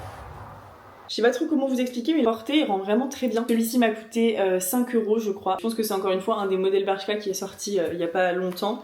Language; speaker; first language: French; native; French